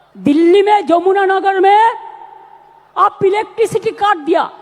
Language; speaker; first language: Hindi; non-native, local second language; Bangla